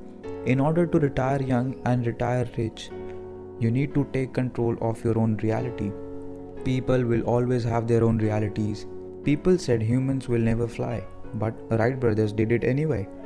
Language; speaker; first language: English; non-native, local second language; Hindi